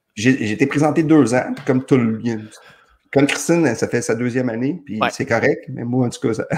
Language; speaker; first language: French; native; French